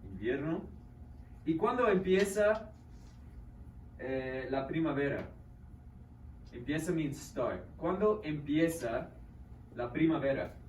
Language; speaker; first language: Spanish; non-native, fluent; English